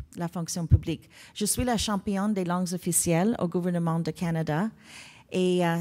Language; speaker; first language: French; non-native, local second language; English